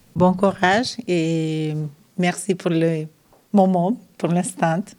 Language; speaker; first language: French; non-native, learner; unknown